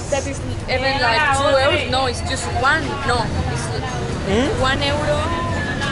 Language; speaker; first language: English; non-native, learner; Spanish